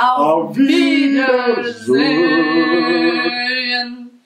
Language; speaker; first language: German; non-native, learner; English